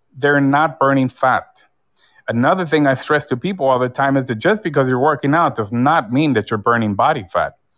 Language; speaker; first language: English; early bilingual, other home language; Spanish